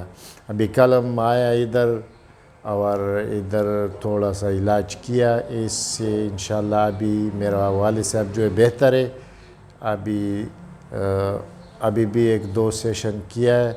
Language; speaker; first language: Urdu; non-native, local second language; Pashto